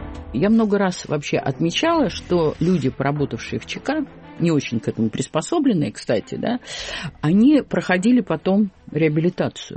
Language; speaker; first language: Russian; native; Russian